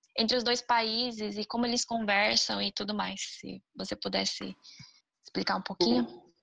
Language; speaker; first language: Portuguese; native; Portuguese